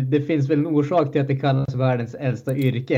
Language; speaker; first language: Swedish; native; Swedish